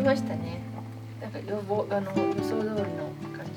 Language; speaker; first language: Japanese; native; Japanese